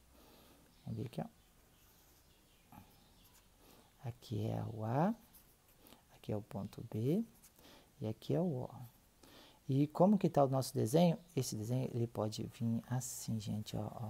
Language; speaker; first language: Portuguese; native; Portuguese